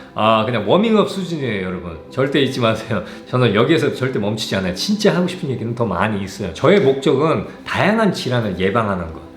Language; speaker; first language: Korean; native; Korean